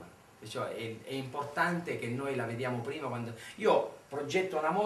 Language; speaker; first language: Italian; native; Italian